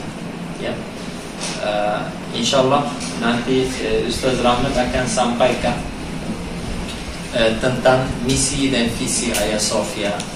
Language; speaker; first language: Indonesian; non-native, fluent; Turkish